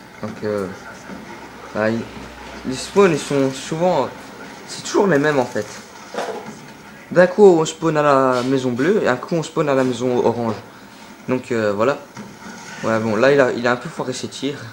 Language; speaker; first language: French; native; French